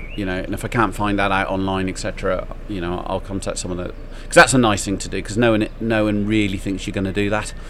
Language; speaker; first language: English; native; English